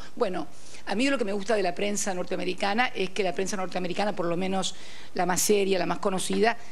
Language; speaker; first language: Spanish; native; Spanish